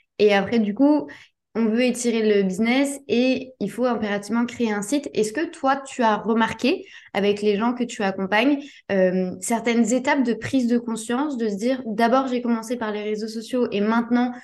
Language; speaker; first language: French; native; French